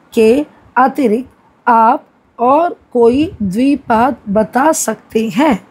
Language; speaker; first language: Hindi; non-native, local second language; Tamil